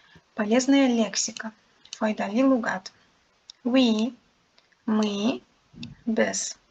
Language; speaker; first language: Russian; non-native, local second language; Uzbek